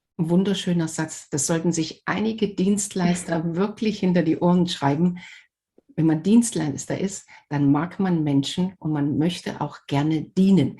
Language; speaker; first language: German; native; German